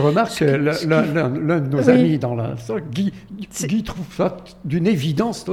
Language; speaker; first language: French; native; French